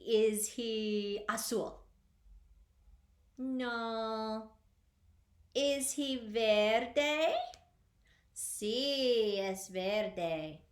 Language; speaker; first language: Spanish; non-native, fluent; English